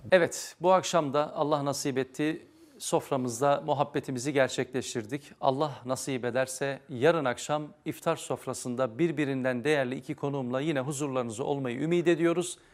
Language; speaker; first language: Turkish; native; Turkish